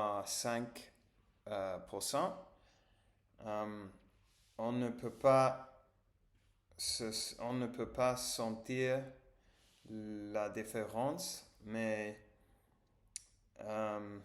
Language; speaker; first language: French; non-native, learner; English